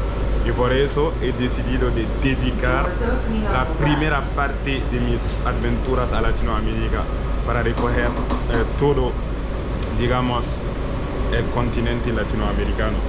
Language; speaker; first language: Spanish; non-native, learner; French